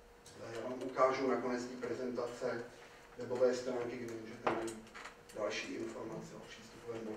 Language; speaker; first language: Czech; native; Czech